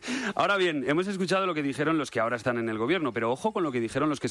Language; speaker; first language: Spanish; native; Spanish